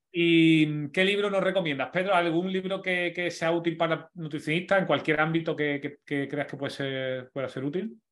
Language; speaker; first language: Spanish; native; Spanish